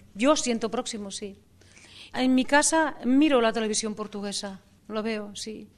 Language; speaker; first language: Spanish; non-native, local second language; Catalan